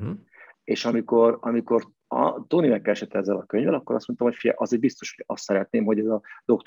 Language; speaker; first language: Hungarian; native; Hungarian